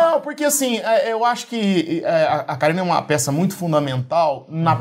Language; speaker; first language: Portuguese; native; Portuguese